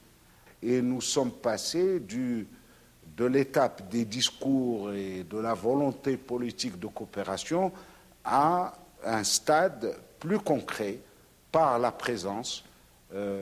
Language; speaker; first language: French; non-native, local second language; Arabic